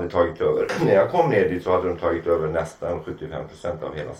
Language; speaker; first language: Swedish; non-native, fluent; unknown